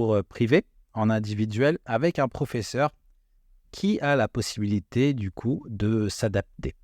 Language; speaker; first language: French; native; French